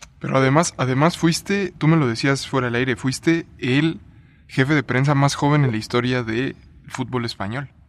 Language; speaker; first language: Spanish; native; Spanish